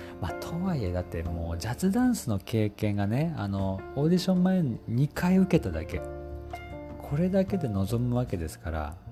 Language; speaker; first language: Japanese; native; Japanese